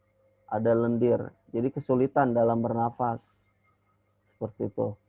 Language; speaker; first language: Indonesian; native; Indonesian